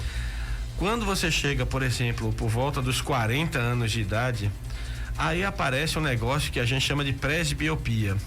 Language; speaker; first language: Portuguese; native; Portuguese